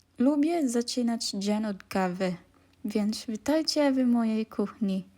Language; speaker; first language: Polish; non-native, learner; Filipino